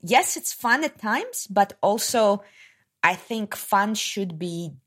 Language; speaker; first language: English; non-native, fluent; Kazakh